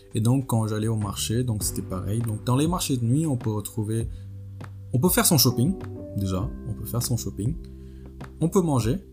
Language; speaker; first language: French; non-native, local second language; Wolof